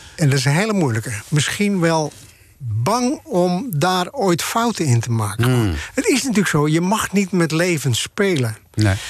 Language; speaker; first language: Dutch; native; Dutch